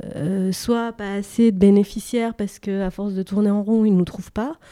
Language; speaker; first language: French; native; French